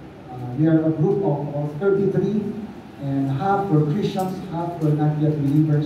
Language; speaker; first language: English; non-native, local second language; Filipino